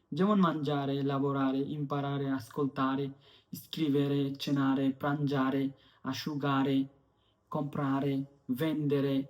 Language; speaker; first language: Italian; non-native, fluent; Bangla